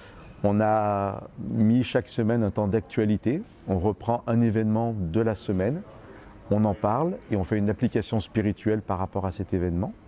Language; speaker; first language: French; native; French